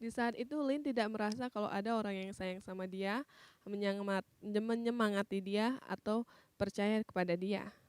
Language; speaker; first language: Indonesian; native; Indonesian